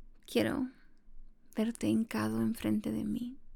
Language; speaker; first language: Spanish; early bilingual, heritage; Spanish